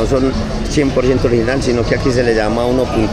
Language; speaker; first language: Spanish; native; Spanish